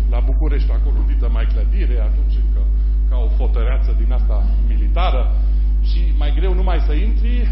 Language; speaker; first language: Romanian; non-native, fluent; German